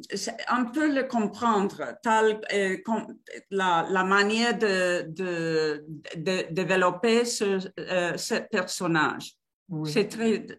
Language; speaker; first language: French; non-native, learner; Spanish